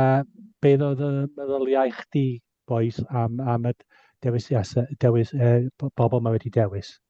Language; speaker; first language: Welsh; non-native, fluent; English